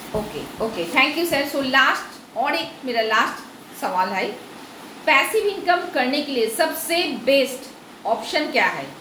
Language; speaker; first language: Hindi; non-native, local second language; Bangla